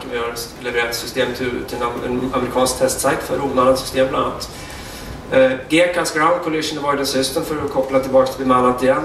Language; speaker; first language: Swedish; native; Swedish